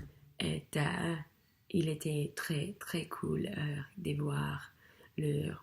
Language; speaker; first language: French; non-native, learner; English